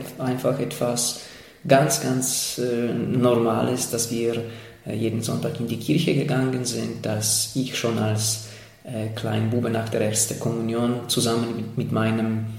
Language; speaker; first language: German; non-native, fluent; Polish